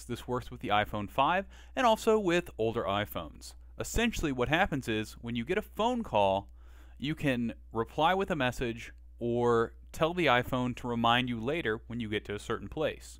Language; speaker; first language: English; native; English